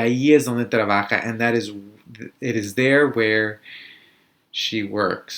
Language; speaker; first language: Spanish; early bilingual, other home language; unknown